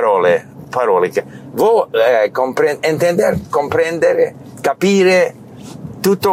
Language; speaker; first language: Italian; non-native, learner; English